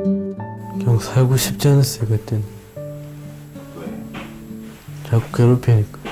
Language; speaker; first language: Korean; early bilingual, other home language; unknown